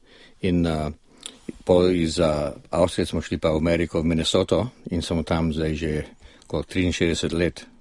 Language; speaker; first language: Slovenian; early bilingual, other home language; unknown